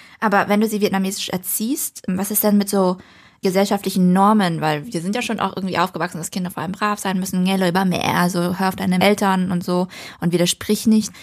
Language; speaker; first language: German; early bilingual, other home language; Vietnamese